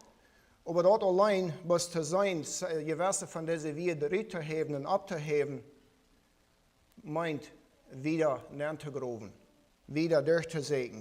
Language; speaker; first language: German; non-native, learner; Plautdietsch